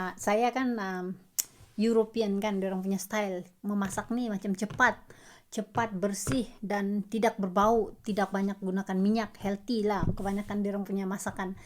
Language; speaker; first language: Malay; native; Malay